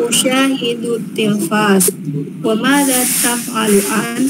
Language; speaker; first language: Arabic; non-native, learner; Indonesian